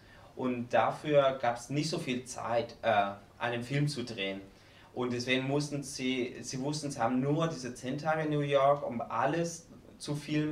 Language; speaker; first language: German; non-native, learner; Spanish